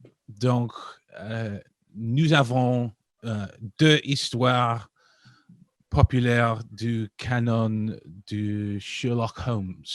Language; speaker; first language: French; non-native, learner; English